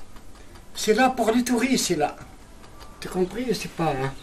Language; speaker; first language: French; non-native, learner; Arabic